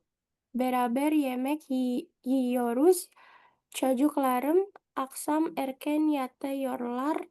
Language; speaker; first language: Turkish; non-native, learner; Indonesian